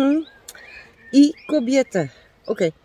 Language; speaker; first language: Polish; non-native, learner; Dutch